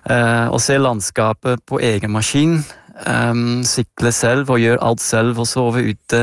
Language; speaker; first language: Norwegian; non-native, fluent; Dutch